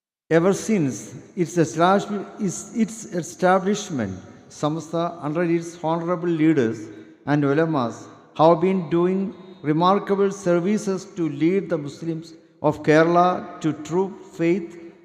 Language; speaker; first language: English; non-native, local second language; Malayalam